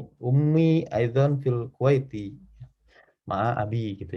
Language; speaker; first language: Arabic; non-native, fluent; Indonesian